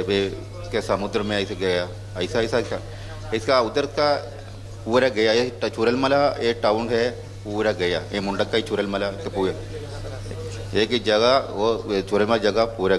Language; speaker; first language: Hindi; non-native, local second language; Malayalam